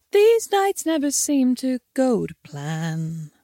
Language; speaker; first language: English; native; English